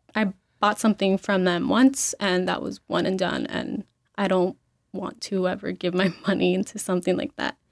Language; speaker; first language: English; early bilingual, other home language; Spanish